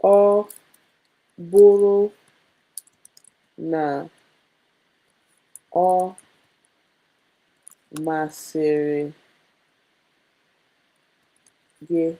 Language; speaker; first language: Igbo; non-native, learner; English